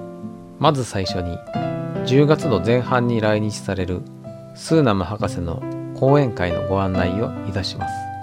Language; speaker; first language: Japanese; native; Japanese